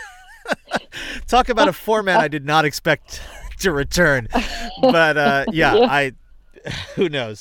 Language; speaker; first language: English; native; English